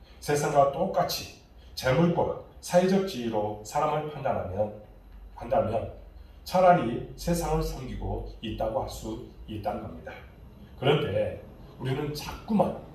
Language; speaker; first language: Korean; native; Korean